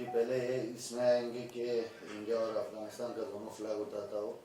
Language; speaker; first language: Hindi; non-native, fluent; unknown